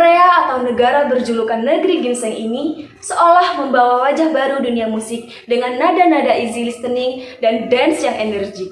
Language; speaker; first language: Indonesian; native; Indonesian